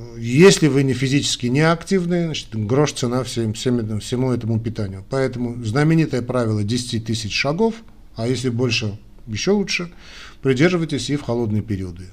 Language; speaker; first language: Russian; non-native, local second language; Armenian